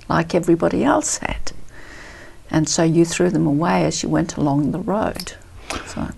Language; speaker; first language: English; early bilingual, other home language; Italian